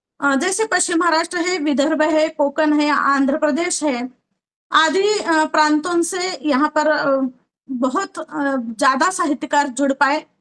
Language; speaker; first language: Hindi; non-native, local second language; Marathi